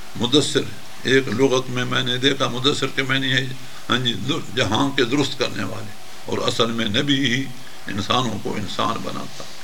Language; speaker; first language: Urdu; non-native, local second language; Punjabi